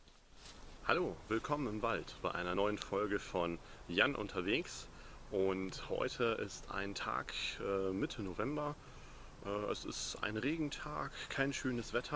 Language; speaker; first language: German; native; German